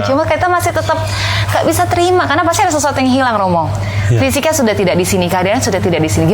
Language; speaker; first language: Indonesian; native; Indonesian